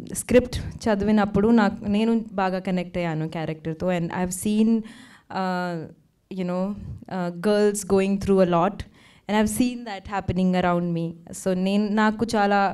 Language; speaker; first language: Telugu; non-native, learner; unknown